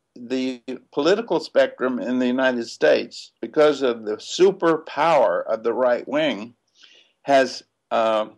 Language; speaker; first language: English; native; English